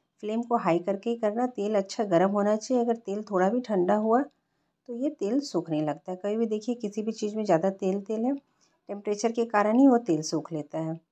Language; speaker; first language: Hindi; native; Hindi